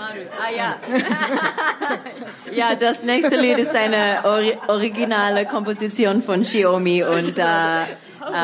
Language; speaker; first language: German; non-native, fluent; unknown